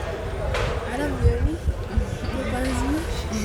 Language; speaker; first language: French; non-native, fluent; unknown